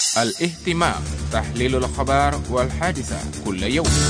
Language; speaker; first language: Arabic; non-native, fluent; Indonesian